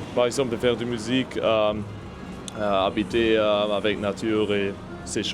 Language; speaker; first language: French; non-native, learner; German